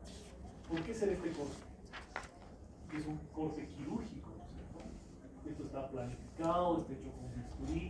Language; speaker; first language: Spanish; native; Spanish